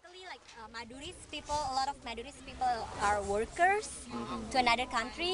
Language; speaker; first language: English; non-native, learner; Indonesian